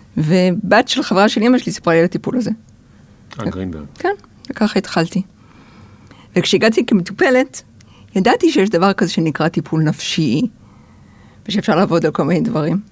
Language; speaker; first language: Hebrew; early bilingual, other home language; English